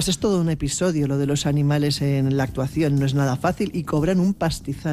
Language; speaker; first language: Spanish; native; Spanish